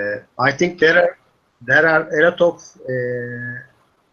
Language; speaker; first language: English; non-native, learner; Turkish